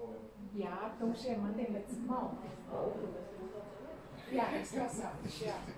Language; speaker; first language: Latvian; native; Latvian